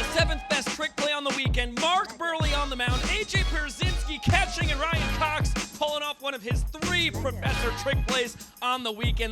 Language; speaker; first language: English; native; English